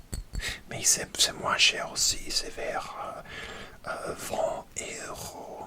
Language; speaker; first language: French; non-native, learner; English